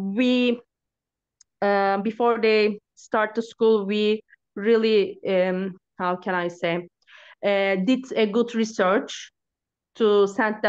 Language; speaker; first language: English; non-native, learner; Turkish